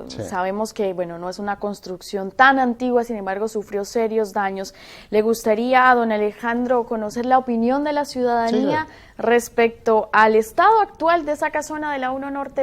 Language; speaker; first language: Spanish; native; Spanish